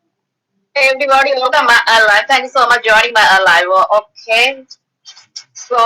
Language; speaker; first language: English; non-native, learner; Bangla